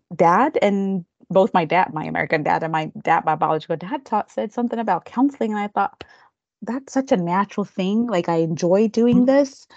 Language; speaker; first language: English; non-native, local second language; Kamba